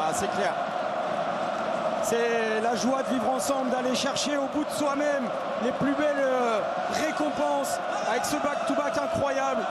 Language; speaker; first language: French; native; French